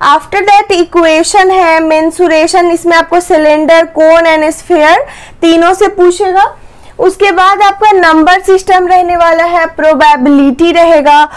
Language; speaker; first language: Hindi; native; Hindi